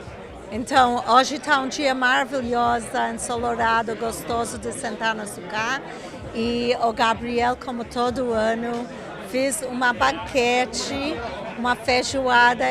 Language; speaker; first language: Portuguese; non-native, fluent; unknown